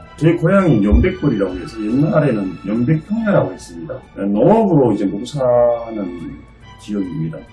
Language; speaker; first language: Korean; native; Korean